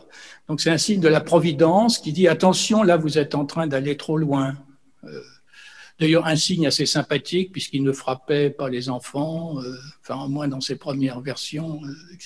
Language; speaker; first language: French; native; French